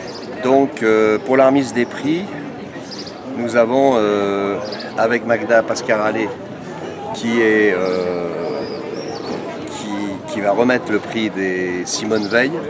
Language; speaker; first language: French; native; French